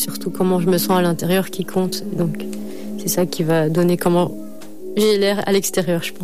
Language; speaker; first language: French; native; French